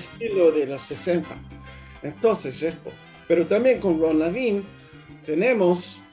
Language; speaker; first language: Spanish; early bilingual, heritage; English